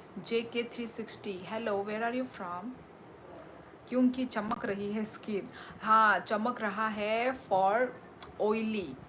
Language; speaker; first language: Hindi; non-native, local second language; Kok Borok